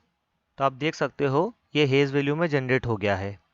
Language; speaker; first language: Hindi; native; Hindi